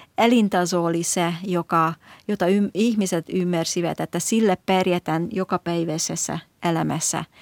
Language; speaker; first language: Finnish; non-native, fluent; Hungarian